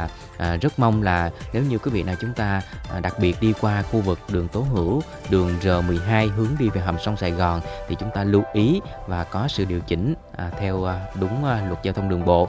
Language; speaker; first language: Vietnamese; native; Vietnamese